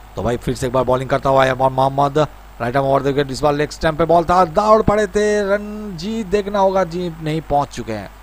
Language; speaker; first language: Hindi; non-native, local second language; Bangla